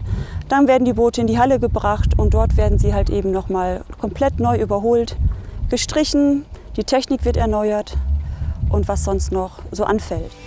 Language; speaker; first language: German; native; German